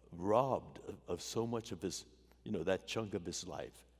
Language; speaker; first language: English; native; English